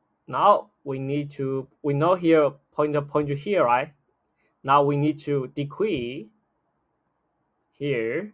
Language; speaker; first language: English; non-native, fluent; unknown